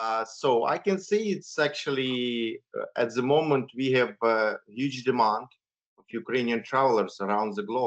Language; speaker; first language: English; non-native, fluent; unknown